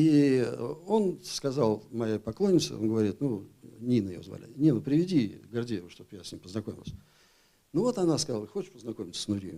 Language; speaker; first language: Russian; native; Russian